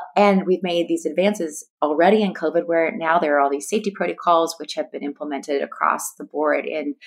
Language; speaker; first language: English; native; English